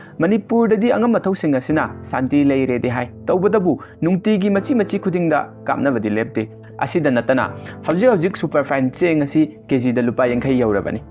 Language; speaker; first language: Manipuri; native; Manipuri